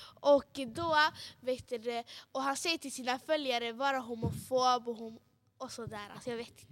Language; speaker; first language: Swedish; early bilingual, other home language; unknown